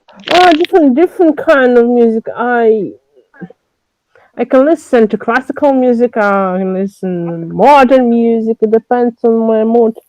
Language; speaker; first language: English; non-native, learner; French